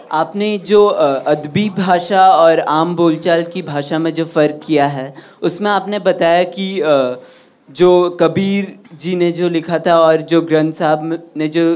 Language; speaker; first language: Hindi; native; Hindi